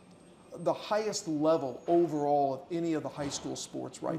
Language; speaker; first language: English; native; English